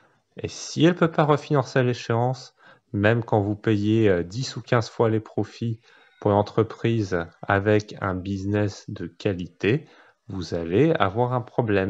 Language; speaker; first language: French; native; French